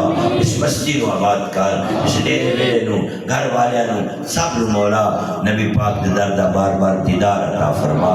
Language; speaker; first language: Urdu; non-native, local second language; Punjabi